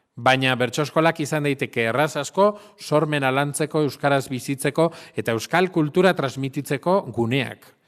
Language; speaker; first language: Basque; non-native, local second language; Spanish